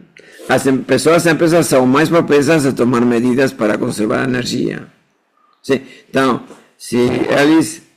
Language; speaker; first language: Portuguese; non-native, fluent; Spanish